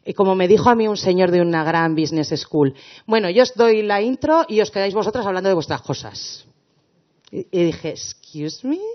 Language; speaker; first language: Spanish; native; Spanish